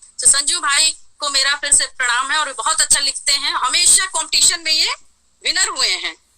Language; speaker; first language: Hindi; native; Hindi